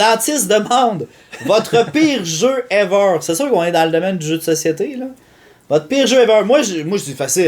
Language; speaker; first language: French; native; French